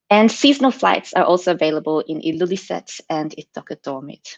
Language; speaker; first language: English; native; English